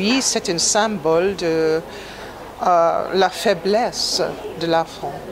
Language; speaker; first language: French; non-native, fluent; English